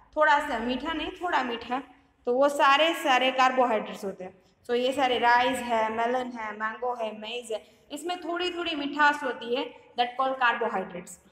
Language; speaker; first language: Hindi; non-native, local second language; Gujarati